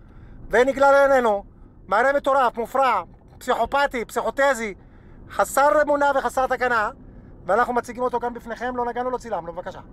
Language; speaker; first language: Hebrew; native; Hebrew